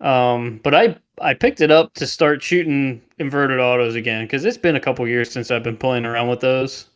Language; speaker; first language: English; native; English